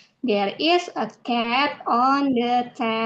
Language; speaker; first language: English; non-native, fluent; Indonesian